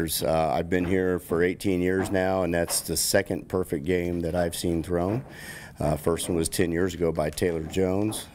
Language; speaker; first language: English; native; English